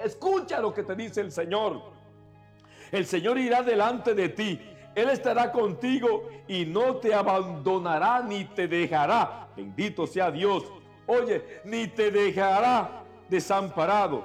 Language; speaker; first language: Spanish; native; Spanish